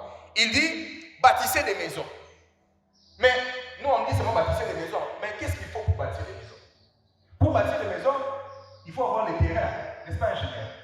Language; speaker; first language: French; non-native, local second language; Lingala